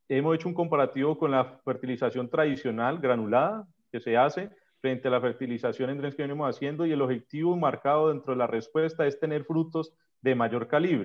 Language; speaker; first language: Spanish; native; Spanish